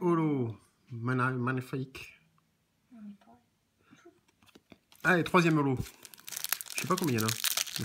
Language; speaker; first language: French; native; French